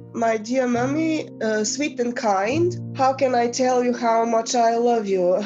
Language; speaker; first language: English; non-native, fluent; Bulgarian